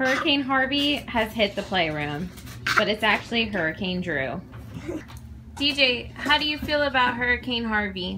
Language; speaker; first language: English; native; English